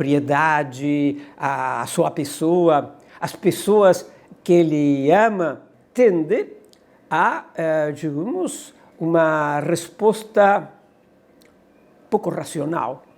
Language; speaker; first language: Portuguese; non-native, fluent; Spanish